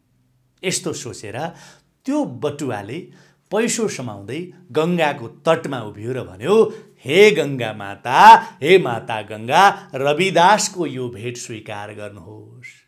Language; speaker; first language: Nepali; native; Nepali